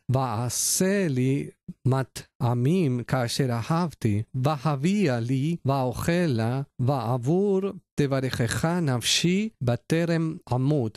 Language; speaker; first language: Hebrew; non-native, learner; Spanish